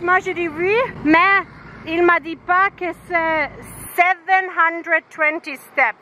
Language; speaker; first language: French; non-native, learner; Filipino